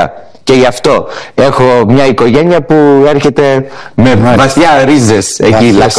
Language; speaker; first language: Greek; early bilingual, heritage; English